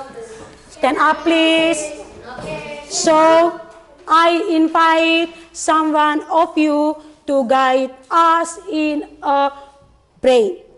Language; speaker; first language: English; non-native, learner; Indonesian